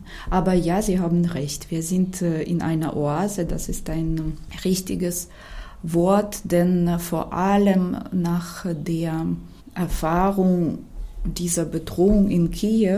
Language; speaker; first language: German; non-native, fluent; Ukrainian